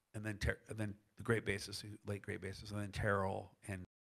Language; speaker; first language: English; native; English